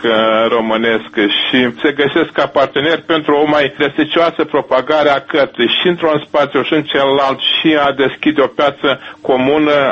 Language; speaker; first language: Romanian; native; Romanian